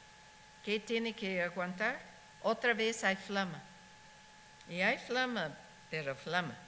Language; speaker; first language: Spanish; non-native, fluent; English